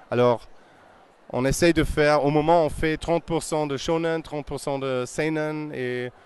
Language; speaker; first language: French; non-native, fluent; German